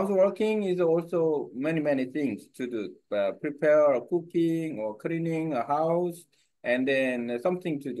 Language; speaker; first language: English; non-native, learner; Korean